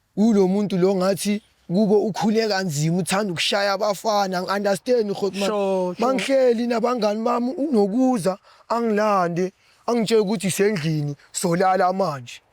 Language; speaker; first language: Zulu; native; Zulu